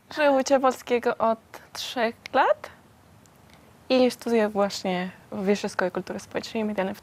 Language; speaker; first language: Polish; non-native, learner; Spanish